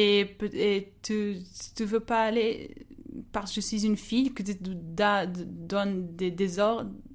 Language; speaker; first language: French; non-native, fluent; Portuguese